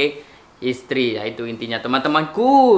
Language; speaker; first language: Indonesian; non-native, local second language; Sasak